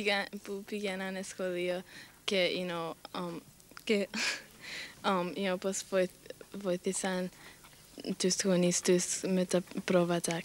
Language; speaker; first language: Greek; early bilingual, heritage; Greek